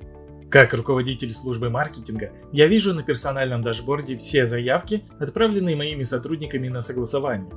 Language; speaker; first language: Russian; native; Russian